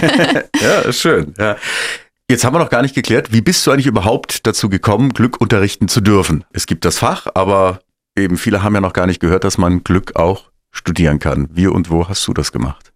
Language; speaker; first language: German; native; German